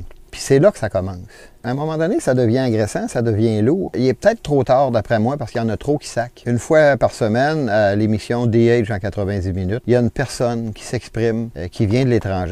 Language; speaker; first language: French; native; French